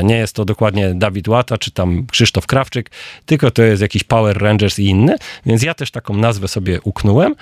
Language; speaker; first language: Polish; native; Polish